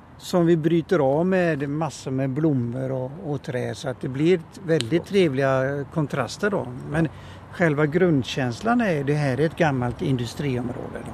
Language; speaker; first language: Swedish; native; Swedish